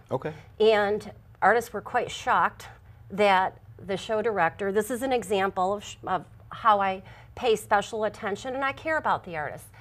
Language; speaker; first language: English; native; English